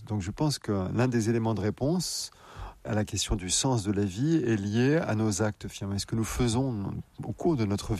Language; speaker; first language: French; native; French